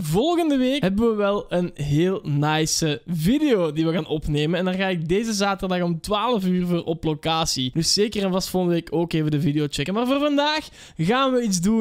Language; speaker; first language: Dutch; native; Dutch